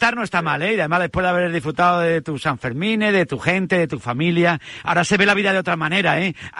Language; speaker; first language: Spanish; native; Spanish